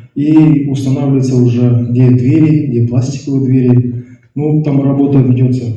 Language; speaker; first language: Russian; non-native, local second language; Kazakh